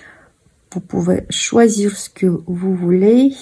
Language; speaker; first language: French; non-native, fluent; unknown